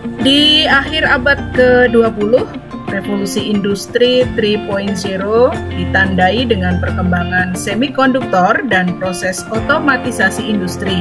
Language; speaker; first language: Indonesian; native; Indonesian